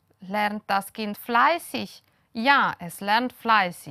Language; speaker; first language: German; non-native, fluent; Romanian